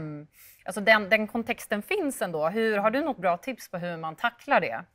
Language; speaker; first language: Swedish; native; Swedish